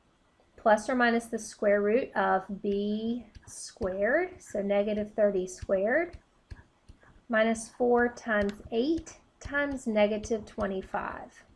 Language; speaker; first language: English; native; English